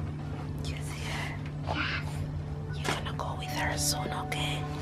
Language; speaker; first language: English; native; English